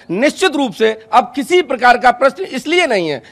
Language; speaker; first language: Hindi; native; Hindi